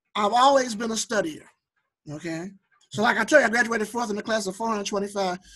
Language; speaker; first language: English; native; English